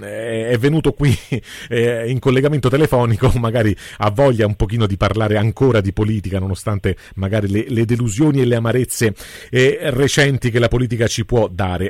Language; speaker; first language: Italian; native; Italian